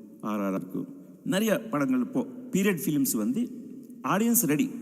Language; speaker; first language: Tamil; non-native, fluent; Telugu